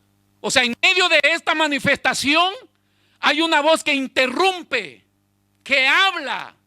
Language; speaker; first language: Spanish; native; Spanish